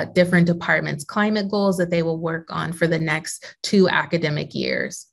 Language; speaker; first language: English; native; English